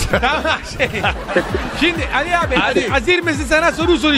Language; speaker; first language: Turkish; non-native, learner; Italian